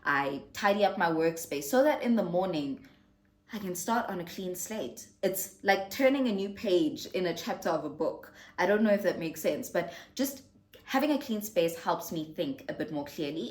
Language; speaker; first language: English; non-native, local second language; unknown